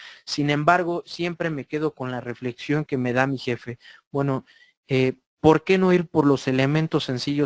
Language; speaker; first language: Spanish; native; Spanish